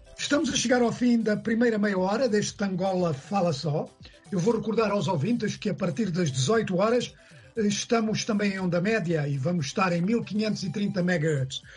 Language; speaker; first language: Portuguese; native; Portuguese